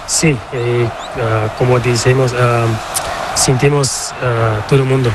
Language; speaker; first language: Spanish; non-native, learner; Portuguese